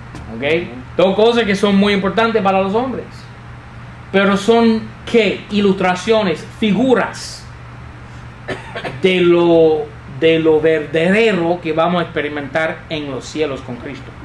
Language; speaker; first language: Spanish; non-native, fluent; English